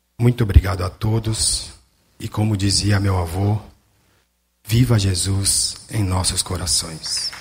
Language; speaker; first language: Portuguese; native; Portuguese